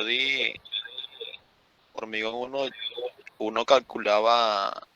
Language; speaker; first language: Spanish; native; Spanish